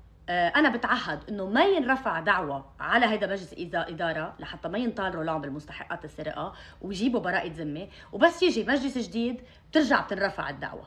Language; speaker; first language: Arabic; native; Arabic